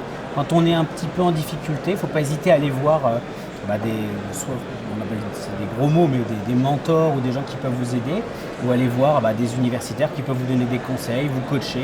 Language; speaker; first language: French; native; French